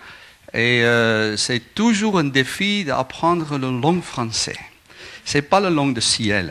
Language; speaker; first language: French; non-native, learner; Afrikaans